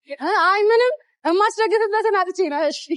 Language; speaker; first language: Amharic; native; Amharic